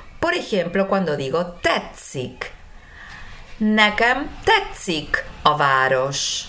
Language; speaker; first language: Hungarian; non-native, fluent; Spanish